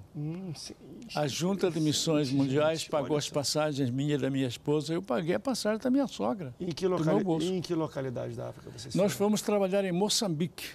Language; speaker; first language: Portuguese; native; Portuguese